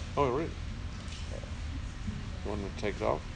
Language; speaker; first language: English; non-native, fluent; Swedish